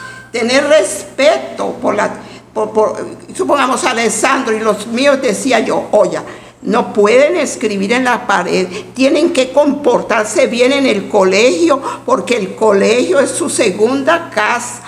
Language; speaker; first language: Spanish; native; Spanish